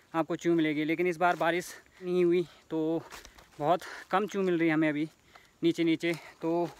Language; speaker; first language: Hindi; native; Hindi